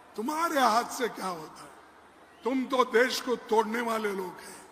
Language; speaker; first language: Hindi; non-native, local second language; Kannada